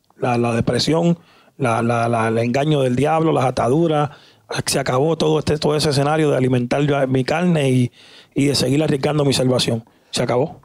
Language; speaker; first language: Spanish; native; Spanish